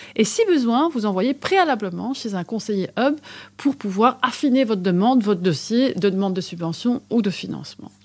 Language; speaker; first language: French; native; French